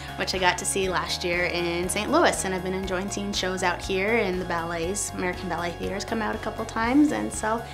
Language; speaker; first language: English; native; English